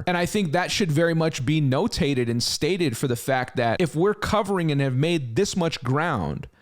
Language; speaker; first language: English; native; English